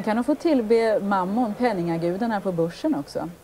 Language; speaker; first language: Swedish; native; Swedish